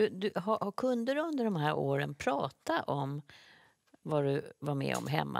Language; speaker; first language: Swedish; native; Swedish